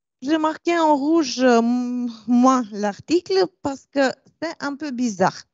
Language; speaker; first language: French; non-native, fluent; Romanian